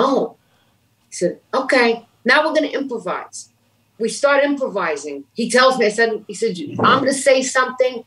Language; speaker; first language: English; native; English